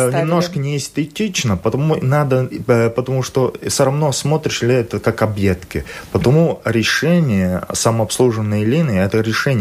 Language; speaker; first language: Russian; non-native, local second language; Latvian